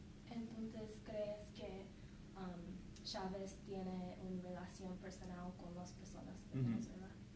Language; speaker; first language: Spanish; non-native, learner; English